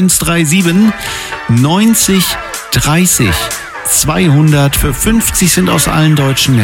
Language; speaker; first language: German; native; German